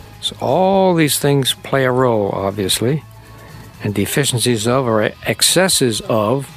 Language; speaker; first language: English; native; English